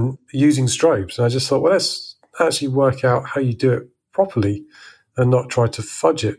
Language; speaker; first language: English; native; English